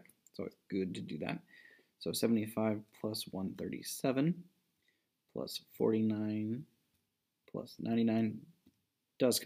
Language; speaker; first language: English; native; English